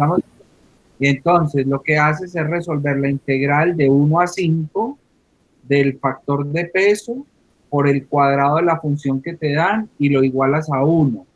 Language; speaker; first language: Spanish; native; Spanish